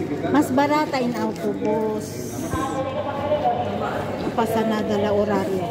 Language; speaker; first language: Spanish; non-native, learner; Filipino